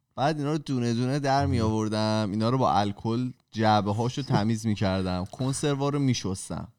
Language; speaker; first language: Persian; native; Persian